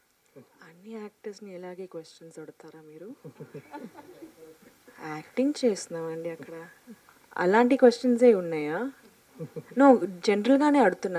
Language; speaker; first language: Telugu; non-native, fluent; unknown